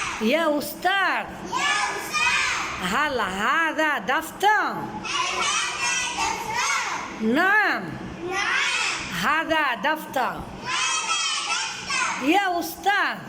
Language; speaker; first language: Arabic; non-native, fluent; Bangla